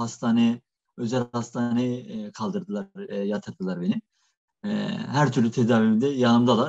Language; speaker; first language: Turkish; native; Turkish